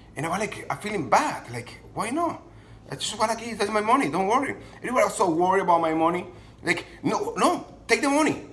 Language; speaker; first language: English; non-native, fluent; Spanish